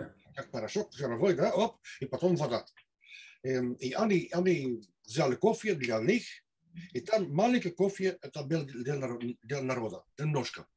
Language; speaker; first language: Russian; non-native, learner; Dutch